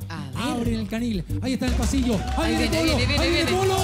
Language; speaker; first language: Spanish; native; Spanish